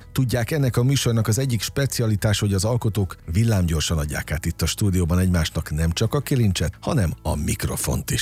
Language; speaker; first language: Hungarian; native; Hungarian